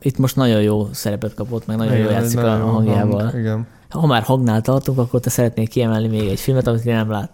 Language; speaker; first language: Hungarian; native; Hungarian